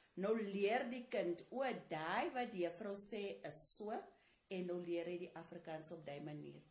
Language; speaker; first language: Afrikaans; non-native, local second language; Tswana